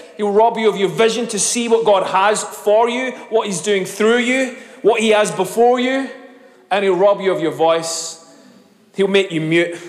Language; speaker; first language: English; native; English